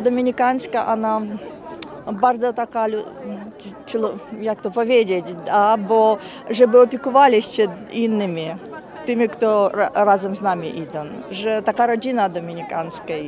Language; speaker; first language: Polish; non-native, learner; Russian